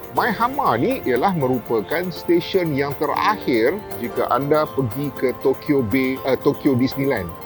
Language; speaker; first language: Malay; native; Malay